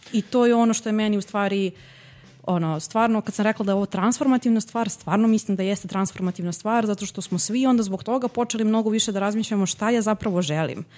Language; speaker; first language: Serbian; native; Serbian